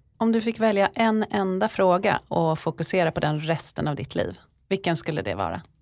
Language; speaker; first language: Swedish; native; Swedish